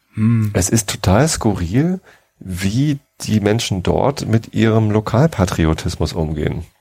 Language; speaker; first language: German; native; German